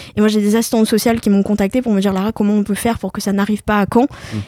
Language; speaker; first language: French; native; French